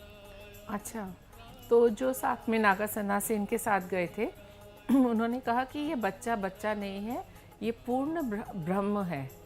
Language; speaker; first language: Hindi; native; Hindi